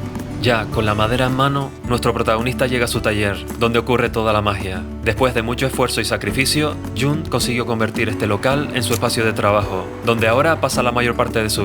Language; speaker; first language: Spanish; native; Spanish